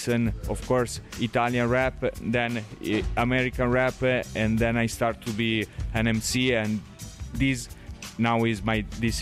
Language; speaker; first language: English; non-native, learner; Italian